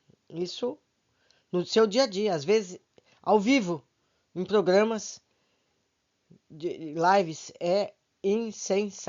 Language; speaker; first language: Portuguese; native; Portuguese